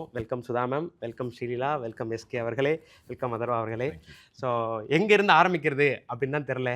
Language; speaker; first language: Tamil; native; Tamil